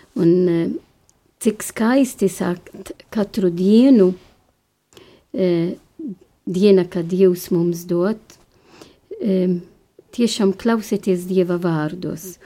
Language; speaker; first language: Latvian; non-native, learner; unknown